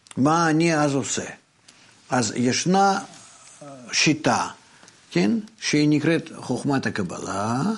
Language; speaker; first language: Hebrew; non-native, fluent; Russian